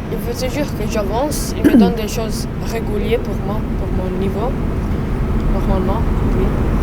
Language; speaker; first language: French; non-native, learner; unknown